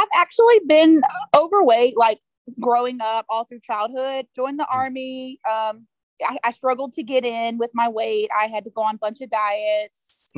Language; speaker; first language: English; native; English